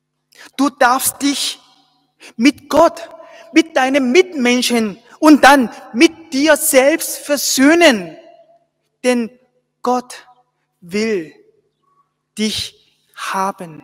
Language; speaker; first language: German; non-native, fluent; Korean